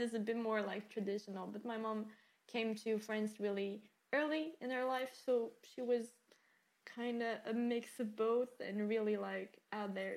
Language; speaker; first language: English; non-native, fluent; French